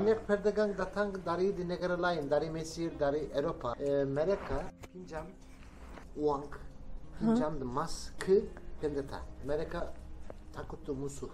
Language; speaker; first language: Indonesian; non-native, learner; Turkish